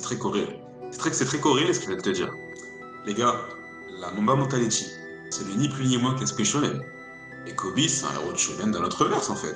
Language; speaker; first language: French; native; French